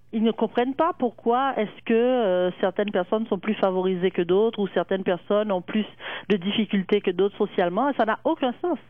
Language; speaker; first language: French; native; French